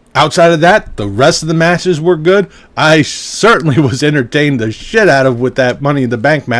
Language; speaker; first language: English; native; English